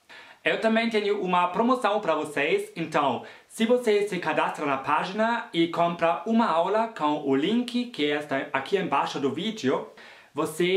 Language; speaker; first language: Portuguese; non-native, fluent; German